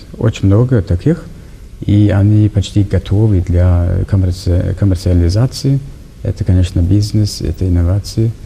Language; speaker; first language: Russian; non-native, fluent; Norwegian